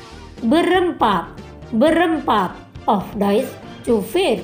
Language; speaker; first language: German; non-native, learner; Indonesian